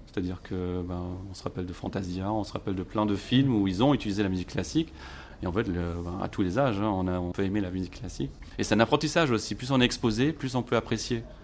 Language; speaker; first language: French; non-native, local second language; Luxembourgish